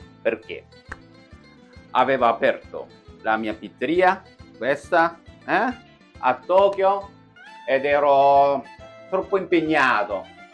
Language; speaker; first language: Italian; non-native, fluent; Japanese